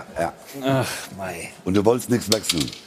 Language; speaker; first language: German; native; German